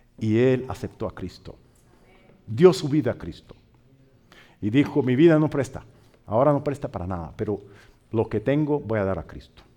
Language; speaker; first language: Spanish; non-native, fluent; English